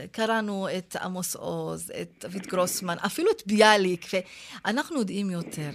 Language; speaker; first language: Hebrew; non-native, local second language; Arabic